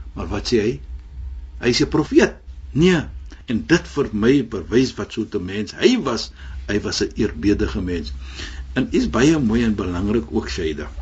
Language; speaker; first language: Afrikaans; non-native, fluent; Arabic